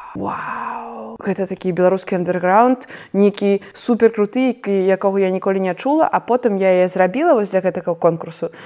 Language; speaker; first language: Belarusian; non-native, local second language; Russian